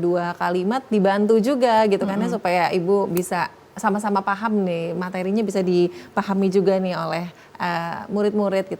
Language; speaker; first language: Indonesian; native; Indonesian